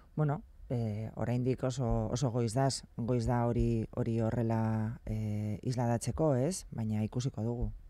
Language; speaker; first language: Basque; non-native, local second language; Spanish